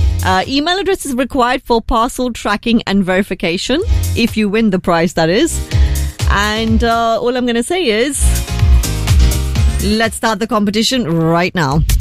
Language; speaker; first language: English; early bilingual, other home language; Hindi